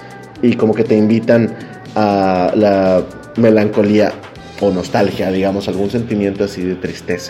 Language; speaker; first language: Spanish; native; Spanish